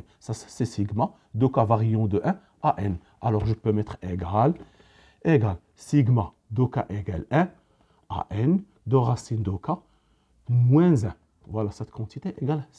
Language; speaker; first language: French; non-native, local second language; Arabic